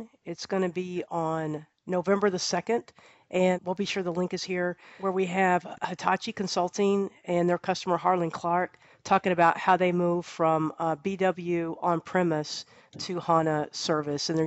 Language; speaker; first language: English; native; English